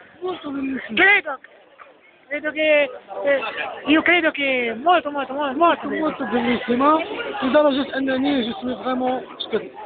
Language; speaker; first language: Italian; non-native, learner; Arabic